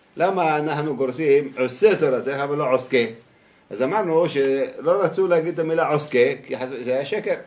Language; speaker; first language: Hebrew; native; Hebrew